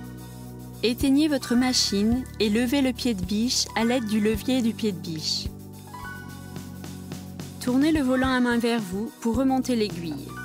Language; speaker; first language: French; native; French